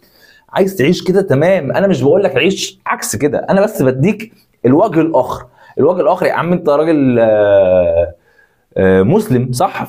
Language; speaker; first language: Arabic; native; Arabic